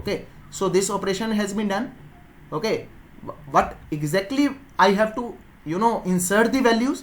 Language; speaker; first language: English; non-native, local second language; Hindi